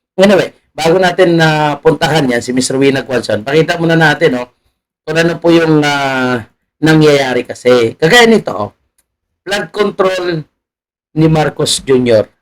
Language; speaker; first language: Filipino; native; Filipino